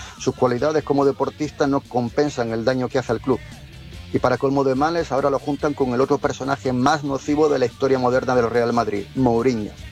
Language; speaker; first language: Spanish; native; Spanish